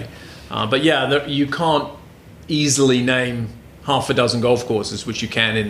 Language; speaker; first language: English; native; English